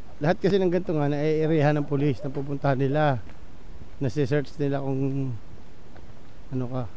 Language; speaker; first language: Filipino; native; Filipino